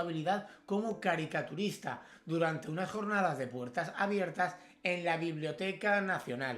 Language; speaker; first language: Spanish; native; Spanish